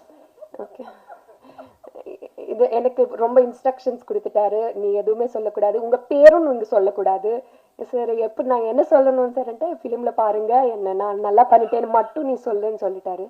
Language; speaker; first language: Tamil; non-native, learner; Telugu